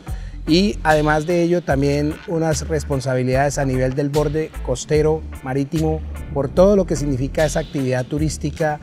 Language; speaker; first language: Spanish; native; Spanish